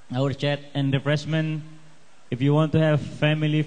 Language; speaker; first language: English; non-native, learner; Indonesian